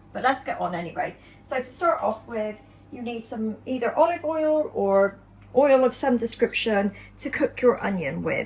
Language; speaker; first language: English; native; English